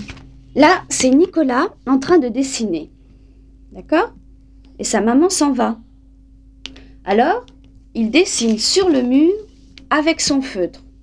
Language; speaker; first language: French; native; French